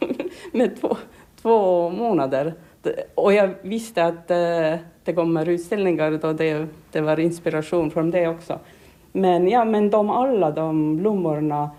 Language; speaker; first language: Swedish; non-native, learner; Estonian